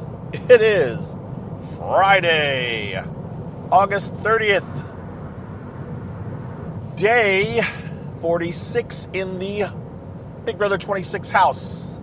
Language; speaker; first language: English; native; English